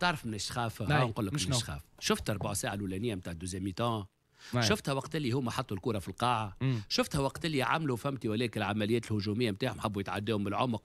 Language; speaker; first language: Arabic; native; Arabic